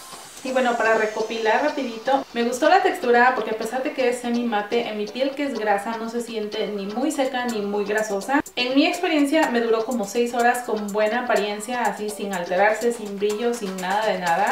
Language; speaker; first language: Spanish; early bilingual, heritage; Spanish